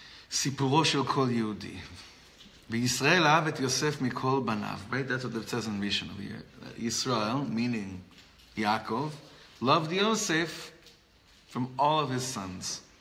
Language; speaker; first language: English; native; English